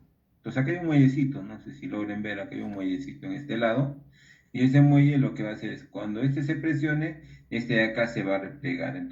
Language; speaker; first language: Spanish; native; Spanish